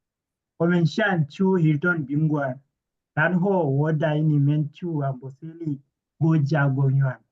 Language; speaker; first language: Chinese; non-native, learner; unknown